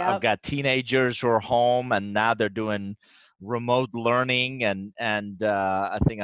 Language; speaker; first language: English; non-native, fluent; Persian